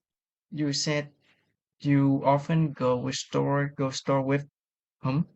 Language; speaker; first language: English; non-native, fluent; Vietnamese